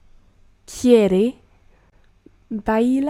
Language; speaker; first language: Spanish; non-native, learner; English